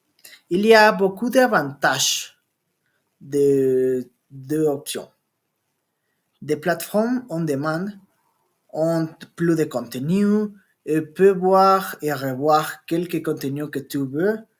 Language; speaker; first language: French; non-native, learner; Spanish